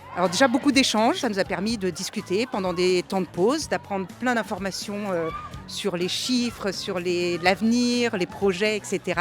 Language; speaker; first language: French; native; French